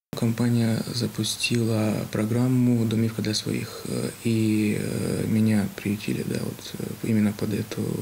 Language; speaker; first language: Ukrainian; non-native, local second language; Russian